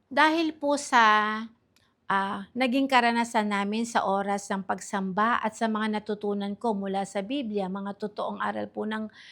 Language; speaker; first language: Filipino; native; Filipino